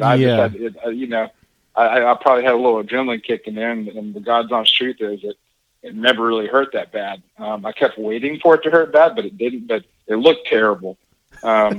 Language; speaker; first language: English; native; English